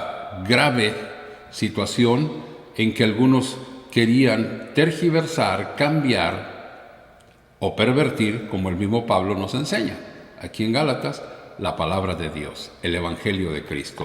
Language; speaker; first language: Spanish; native; Spanish